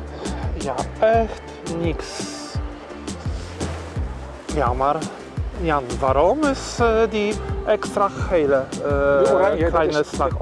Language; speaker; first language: Dutch; non-native, learner; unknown